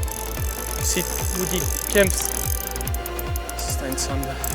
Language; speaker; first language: German; non-native, learner; Dutch